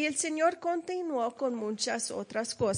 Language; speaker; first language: Spanish; early bilingual, heritage; English